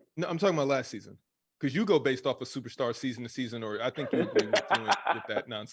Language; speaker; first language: English; native; English